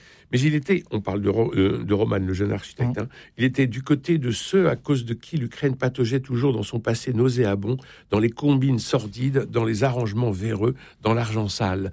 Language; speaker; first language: French; native; French